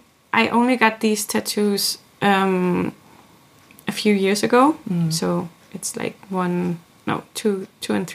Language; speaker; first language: English; non-native, fluent; Kalaallisut